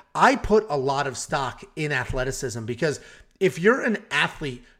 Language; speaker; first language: English; native; English